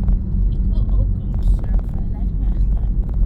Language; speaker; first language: Dutch; native; Dutch